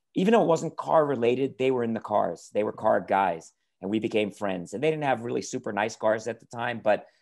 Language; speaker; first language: English; native; English